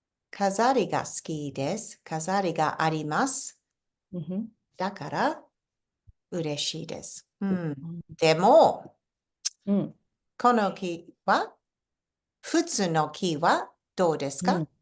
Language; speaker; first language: Japanese; non-native, fluent; English